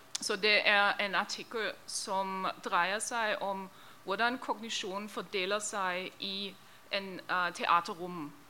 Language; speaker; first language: Norwegian; non-native, fluent; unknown